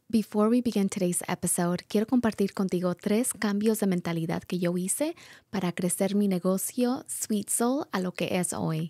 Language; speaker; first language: Spanish; early bilingual, heritage; Spanish